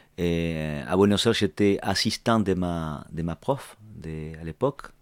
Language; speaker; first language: French; non-native, fluent; Spanish